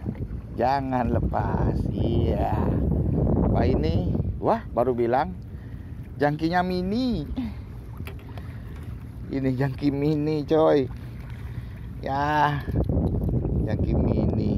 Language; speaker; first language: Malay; non-native, local second language; Balinese